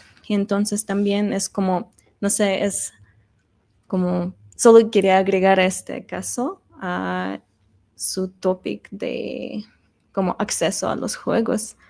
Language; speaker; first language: Spanish; non-native, fluent; Russian